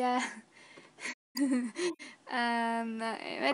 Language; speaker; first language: Finnish; non-native, learner; Spanish